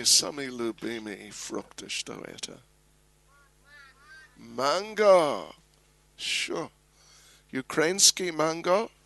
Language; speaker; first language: Russian; non-native, learner; English